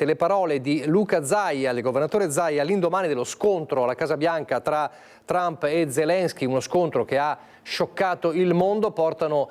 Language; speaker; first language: Italian; native; Italian